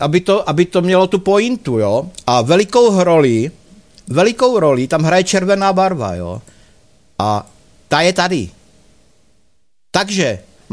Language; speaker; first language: Czech; native; Czech